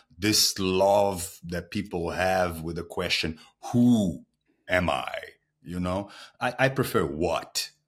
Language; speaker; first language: English; non-native, fluent; Portuguese